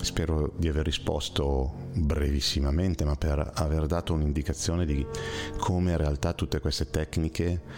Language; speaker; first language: Italian; native; Italian